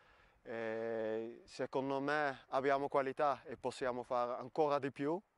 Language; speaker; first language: Italian; non-native, fluent; Dutch